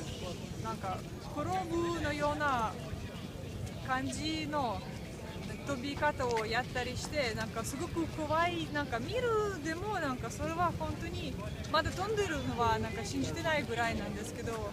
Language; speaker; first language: Japanese; non-native, fluent; Russian